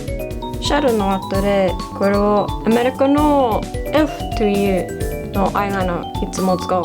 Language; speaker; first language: Japanese; non-native, learner; English